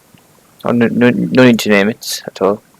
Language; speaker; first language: English; non-native, fluent; Arabic